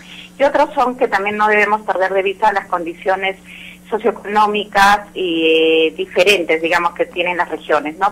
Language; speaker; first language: Spanish; native; Spanish